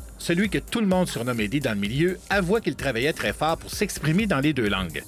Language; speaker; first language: French; native; French